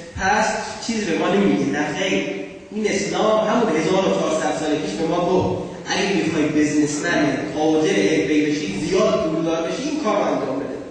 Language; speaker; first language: Persian; non-native, fluent; Urdu